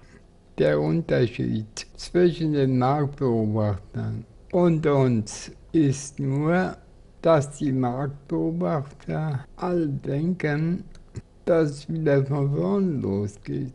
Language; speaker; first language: German; native; German